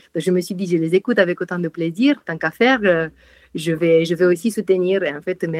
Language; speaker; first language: French; non-native, fluent; Romanian